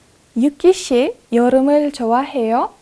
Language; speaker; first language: Korean; non-native, fluent; Kyrgyz